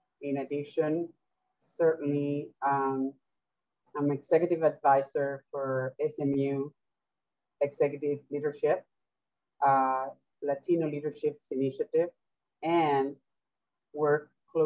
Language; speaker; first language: English; non-native, fluent; Spanish